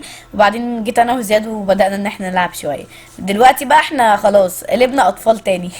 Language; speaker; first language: Arabic; native; Arabic